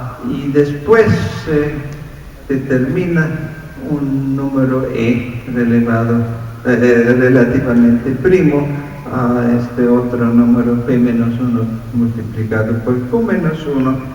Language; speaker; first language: Spanish; non-native, fluent; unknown